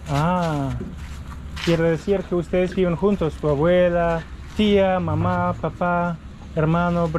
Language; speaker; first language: Spanish; non-native, fluent; German